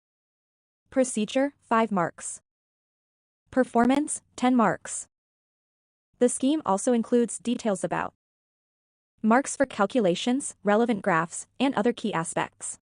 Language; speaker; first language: English; non-native, local second language; Malayalam